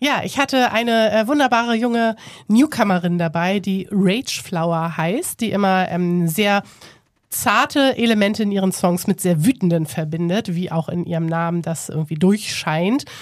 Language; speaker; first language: German; native; German